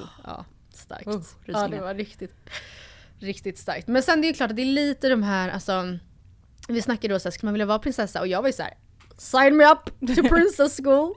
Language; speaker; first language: Swedish; native; Swedish